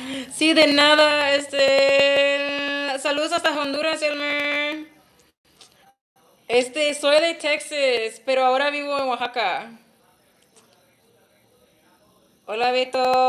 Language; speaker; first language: Spanish; non-native, learner; English